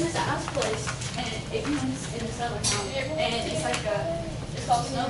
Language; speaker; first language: English; native; English